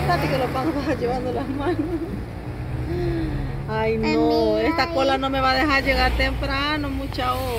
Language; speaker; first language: Spanish; native; Spanish